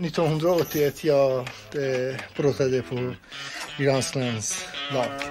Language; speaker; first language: Swedish; non-native, learner; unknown